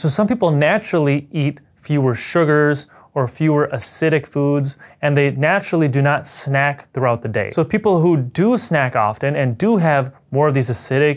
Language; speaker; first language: English; native; English